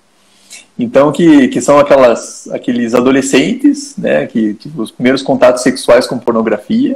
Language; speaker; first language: Portuguese; native; Portuguese